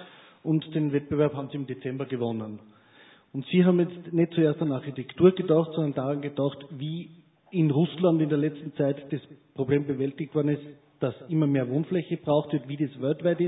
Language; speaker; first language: German; native; German